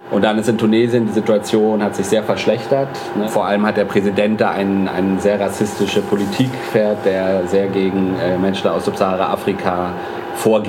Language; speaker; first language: German; native; German